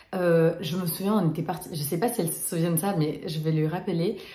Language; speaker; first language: French; early bilingual, other home language; Romanian